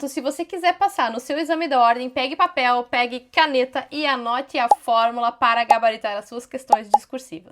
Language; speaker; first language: Portuguese; native; Portuguese